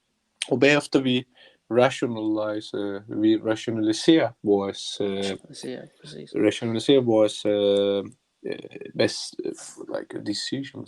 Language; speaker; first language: Danish; non-native, learner; Turkish